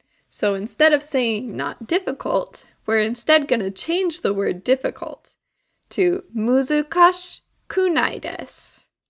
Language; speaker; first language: English; native; English